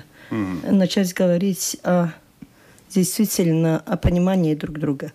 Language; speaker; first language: Russian; non-native, local second language; Latvian